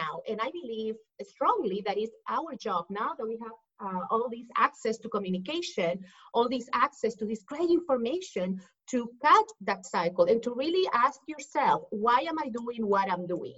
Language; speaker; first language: English; non-native, fluent; Spanish